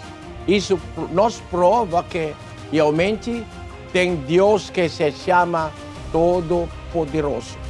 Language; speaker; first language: Portuguese; non-native, learner; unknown